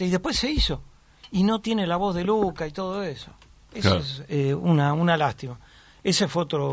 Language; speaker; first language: Spanish; native; Spanish